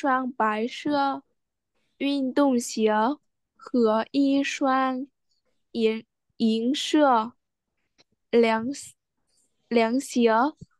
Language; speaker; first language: Chinese; non-native, learner; Vietnamese